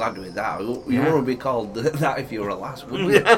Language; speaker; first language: English; native; English